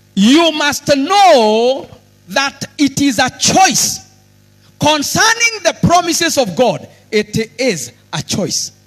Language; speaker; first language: English; non-native, local second language; Swahili